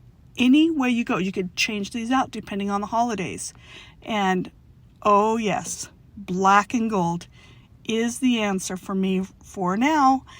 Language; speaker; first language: English; native; English